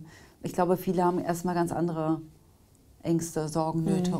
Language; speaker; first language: German; native; German